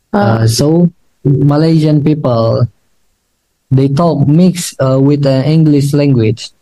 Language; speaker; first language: English; non-native, learner; Indonesian